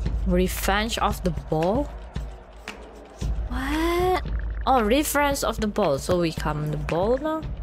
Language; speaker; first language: English; non-native, fluent; Indonesian